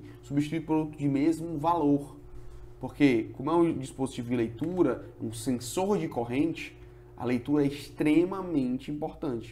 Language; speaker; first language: Portuguese; native; Portuguese